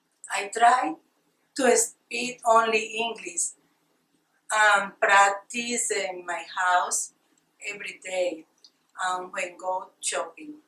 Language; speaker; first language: English; non-native, learner; Spanish